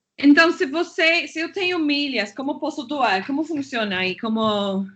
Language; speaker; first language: Portuguese; non-native, fluent; English